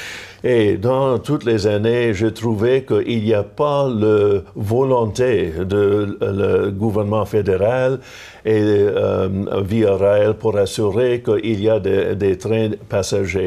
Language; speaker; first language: French; non-native, local second language; English